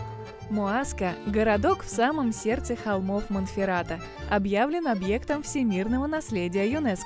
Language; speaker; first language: Russian; native; Russian